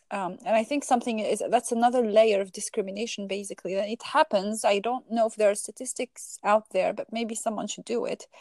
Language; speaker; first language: English; non-native, fluent; Arabic